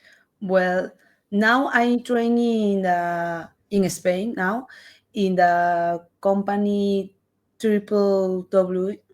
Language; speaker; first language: English; non-native, learner; Spanish